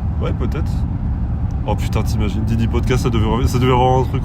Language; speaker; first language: French; native; French